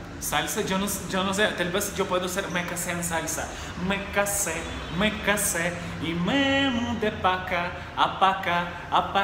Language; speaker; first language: Spanish; non-native, fluent; Ukrainian